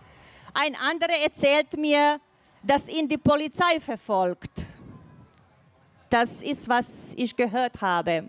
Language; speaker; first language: German; non-native, fluent; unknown